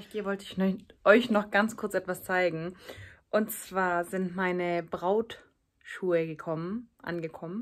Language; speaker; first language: German; early bilingual, other home language; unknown